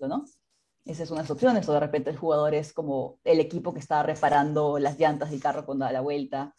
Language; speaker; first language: Spanish; native; Spanish